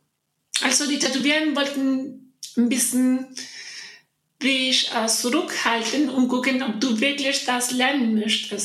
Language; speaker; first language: German; non-native, learner; Spanish